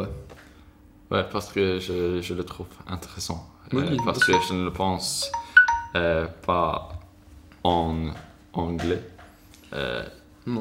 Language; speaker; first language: French; non-native, learner; Swedish